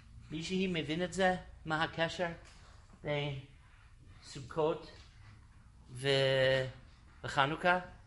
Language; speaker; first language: Hebrew; non-native, fluent; English